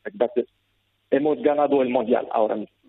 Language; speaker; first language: Spanish; non-native, learner; Arabic